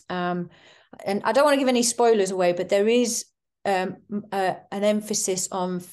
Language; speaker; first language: English; native; English